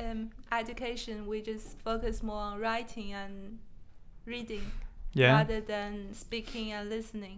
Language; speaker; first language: English; non-native, fluent; Chinese